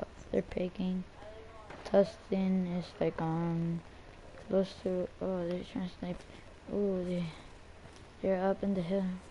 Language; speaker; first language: English; early bilingual, other home language; Spanish